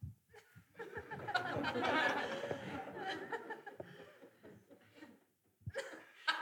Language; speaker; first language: English; native; English